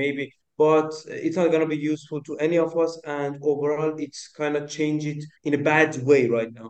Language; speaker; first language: English; non-native, local second language; Persian